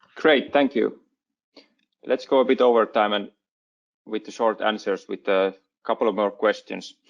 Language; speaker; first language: English; non-native, fluent; Finnish